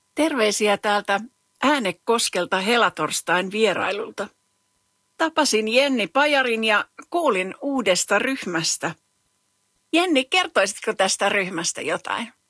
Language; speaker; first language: Finnish; native; Finnish